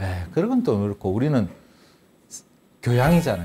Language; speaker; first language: Korean; native; Korean